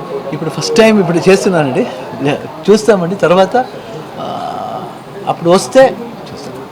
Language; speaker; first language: Telugu; non-native, learner; Kannada